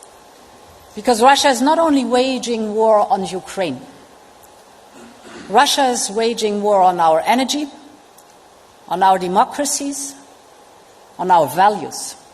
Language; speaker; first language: English; non-native, fluent; German